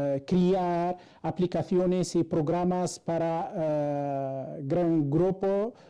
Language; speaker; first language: Spanish; non-native, fluent; Arabic